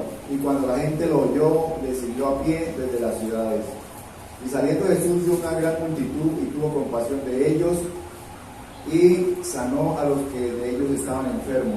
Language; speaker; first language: Spanish; native; Spanish